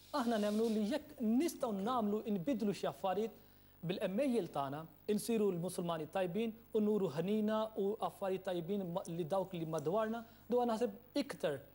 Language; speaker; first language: Maltese; non-native, fluent; Urdu